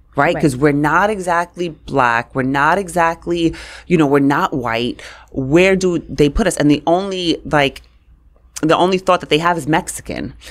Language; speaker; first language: English; native; English